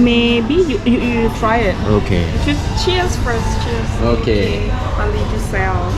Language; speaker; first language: English; non-native, learner; Thai